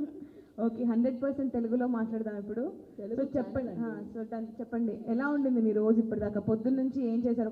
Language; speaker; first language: Telugu; native; Telugu